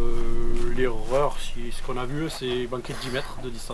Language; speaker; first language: French; native; French